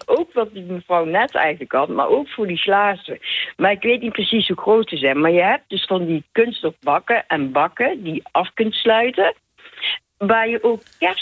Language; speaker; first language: Dutch; native; Dutch